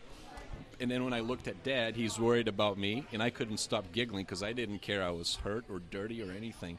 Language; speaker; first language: English; non-native, fluent; Portuguese